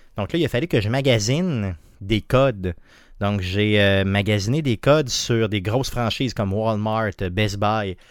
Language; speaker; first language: French; native; French